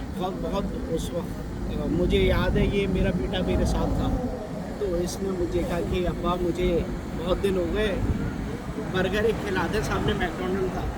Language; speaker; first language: Urdu; native; Urdu